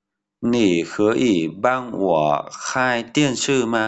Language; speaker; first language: Chinese; non-native, fluent; Vietnamese